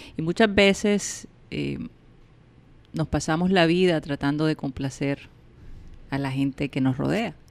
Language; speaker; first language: Spanish; native; Spanish